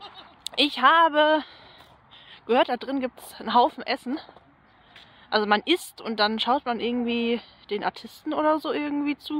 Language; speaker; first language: German; native; German